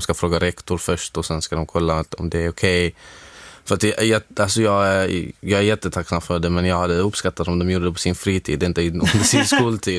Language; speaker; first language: Swedish; non-native, fluent; Arabic